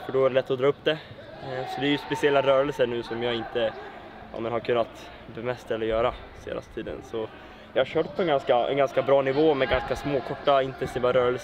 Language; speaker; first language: Swedish; native; Swedish